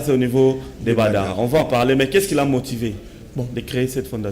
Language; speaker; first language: French; non-native, local second language; Lingala